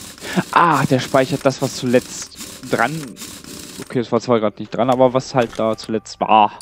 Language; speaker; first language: German; native; German